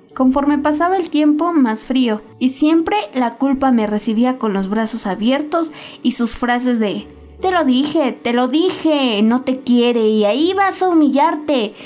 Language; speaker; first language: Spanish; native; Spanish